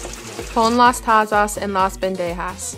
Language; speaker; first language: Spanish; non-native, learner; English